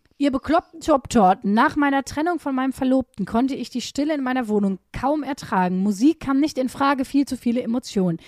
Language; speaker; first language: German; native; German